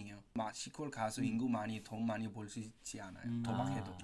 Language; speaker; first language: Korean; non-native, fluent; Spanish